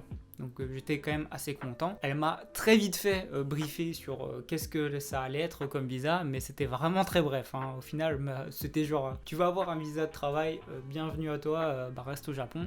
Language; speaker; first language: French; native; French